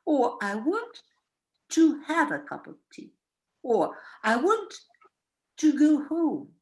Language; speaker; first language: English; non-native, fluent; Russian